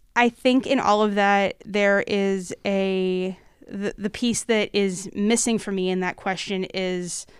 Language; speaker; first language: English; native; English